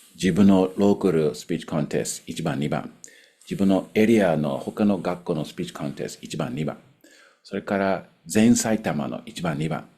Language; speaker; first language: Japanese; non-native, fluent; English